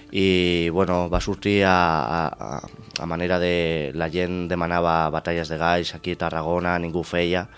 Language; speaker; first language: Catalan; non-native, local second language; Spanish